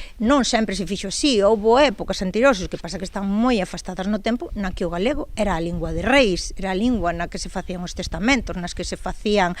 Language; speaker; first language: Galician; native; Galician